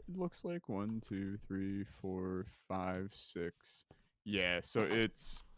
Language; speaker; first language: English; native; English